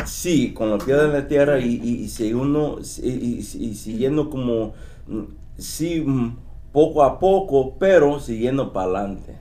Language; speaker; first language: Spanish; early bilingual, heritage; Spanish